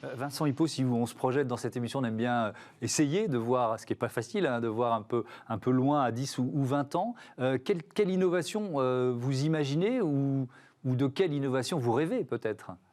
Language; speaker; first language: French; native; French